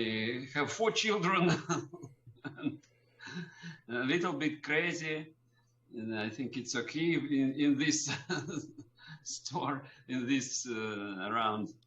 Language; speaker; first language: English; non-native, learner; Russian